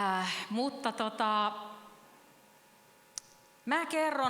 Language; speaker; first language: Finnish; native; Finnish